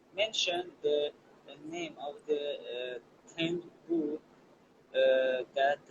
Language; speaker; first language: English; non-native, learner; Persian